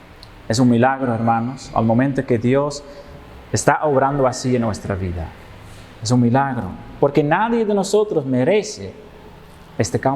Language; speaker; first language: Spanish; non-native, fluent; Dutch